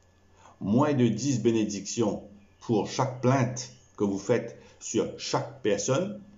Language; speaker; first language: French; non-native, local second language; Morisyen